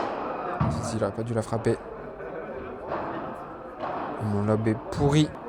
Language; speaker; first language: French; native; French